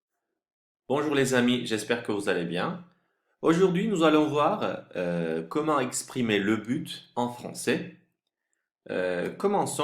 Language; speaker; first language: French; non-native, fluent; Turkish